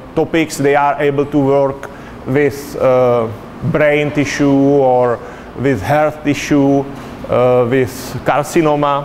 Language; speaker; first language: English; non-native, fluent; Czech